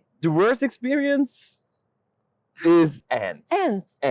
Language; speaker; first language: English; non-native, fluent; Swiss German